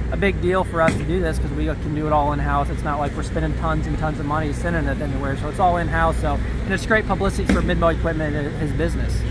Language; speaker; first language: English; native; English